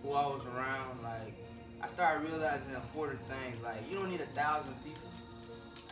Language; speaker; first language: English; non-native, fluent; Haitian Creole